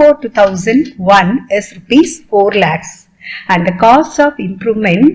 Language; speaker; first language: English; non-native, local second language; Tamil